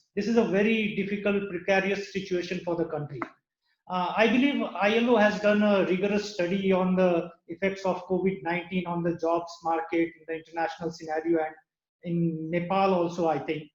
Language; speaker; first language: English; non-native, local second language; Nepali